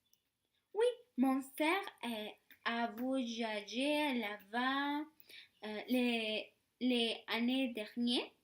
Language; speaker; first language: French; non-native, learner; Spanish